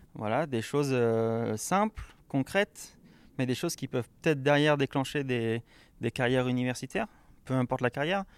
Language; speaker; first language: French; native; French